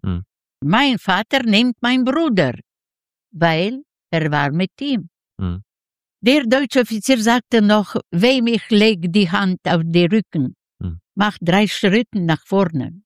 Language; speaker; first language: German; non-native, learner; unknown